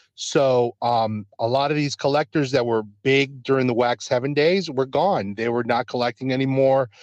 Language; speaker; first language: English; early bilingual, other home language; Spanish